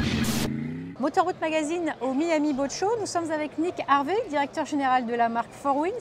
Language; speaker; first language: French; native; French